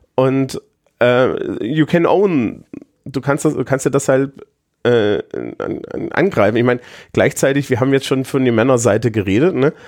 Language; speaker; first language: German; native; German